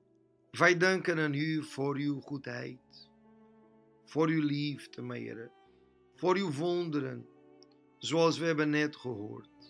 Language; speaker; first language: Dutch; non-native, fluent; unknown